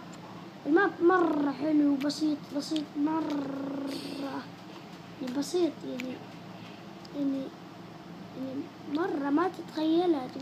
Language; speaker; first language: Arabic; native; Arabic